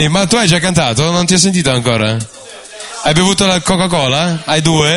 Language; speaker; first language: Italian; non-native, fluent; Russian